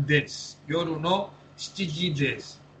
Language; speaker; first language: Japanese; non-native, fluent; Spanish